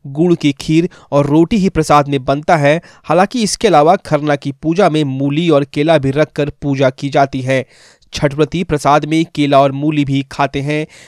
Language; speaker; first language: Hindi; native; Hindi